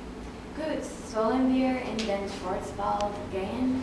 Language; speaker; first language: German; non-native, learner; English